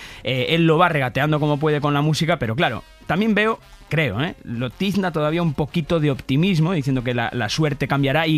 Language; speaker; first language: Spanish; native; Spanish